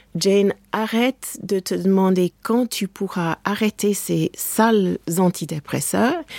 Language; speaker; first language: French; non-native, fluent; English